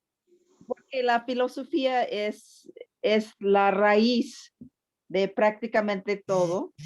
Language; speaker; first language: Spanish; early bilingual, heritage; Spanish